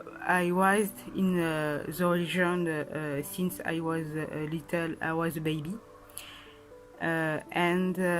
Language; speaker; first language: English; non-native, learner; French